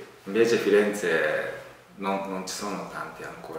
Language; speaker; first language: Italian; non-native, learner; Japanese